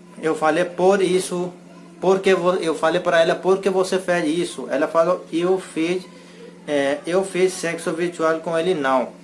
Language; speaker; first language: Portuguese; non-native, learner; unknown